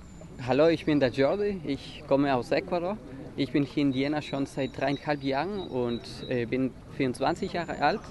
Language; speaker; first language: German; non-native, fluent; Spanish